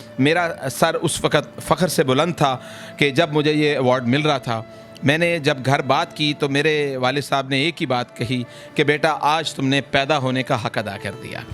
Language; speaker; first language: Urdu; non-native, local second language; Punjabi